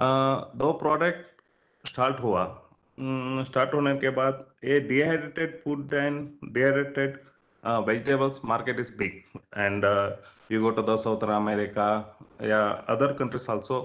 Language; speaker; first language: Hindi; non-native, local second language; Kannada